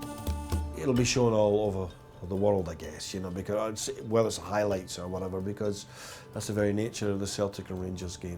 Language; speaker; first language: English; native; English